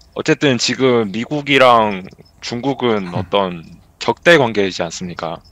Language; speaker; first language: Korean; early bilingual, heritage; Korean